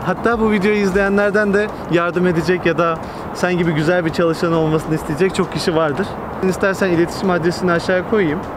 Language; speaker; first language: Turkish; native; Turkish